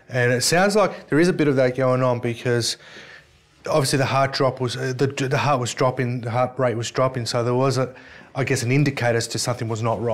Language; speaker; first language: English; native; English